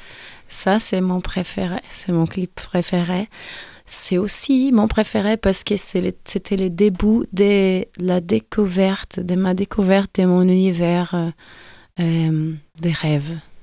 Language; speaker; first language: French; non-native, fluent; Portuguese